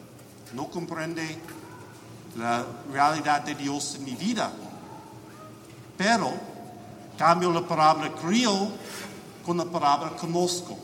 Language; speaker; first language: Spanish; non-native, learner; English